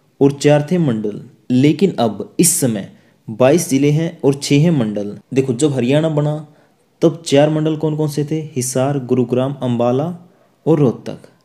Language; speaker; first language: Hindi; native; Hindi